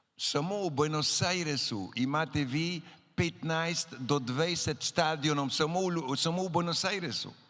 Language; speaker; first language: Slovenian; early bilingual, heritage; Slovenian